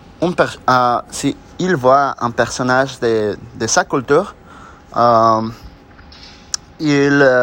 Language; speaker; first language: French; non-native, learner; Spanish